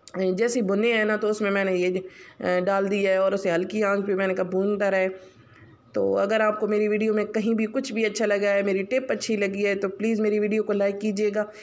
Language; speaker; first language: Urdu; non-native, local second language; Punjabi